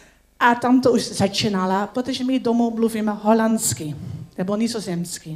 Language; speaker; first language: Czech; non-native, learner; Dutch